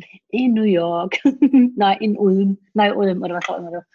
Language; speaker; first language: German; native; German